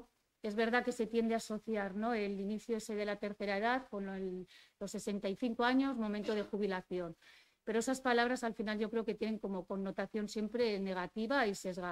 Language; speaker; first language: Spanish; native; Spanish